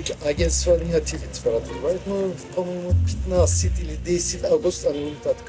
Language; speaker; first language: Russian; non-native, learner; Turkish